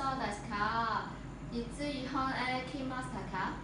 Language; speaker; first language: Japanese; non-native, learner; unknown